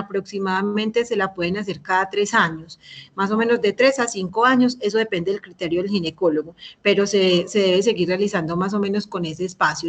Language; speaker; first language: Spanish; native; Spanish